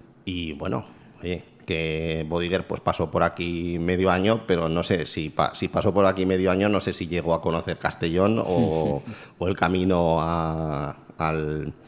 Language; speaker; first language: Spanish; native; Spanish